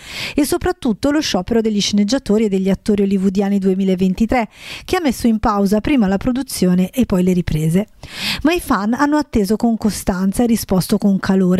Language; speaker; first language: Italian; native; Italian